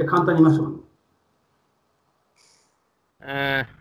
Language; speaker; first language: Japanese; non-native, fluent; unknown